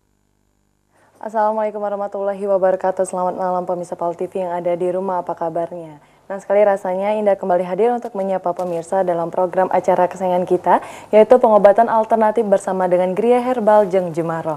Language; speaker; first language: Indonesian; native; Indonesian